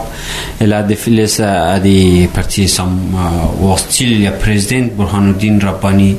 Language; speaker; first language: Danish; non-native, fluent; Persian